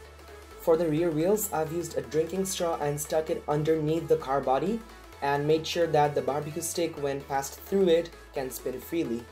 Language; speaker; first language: English; non-native, fluent; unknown